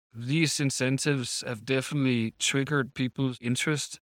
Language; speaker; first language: English; non-native, fluent; Danish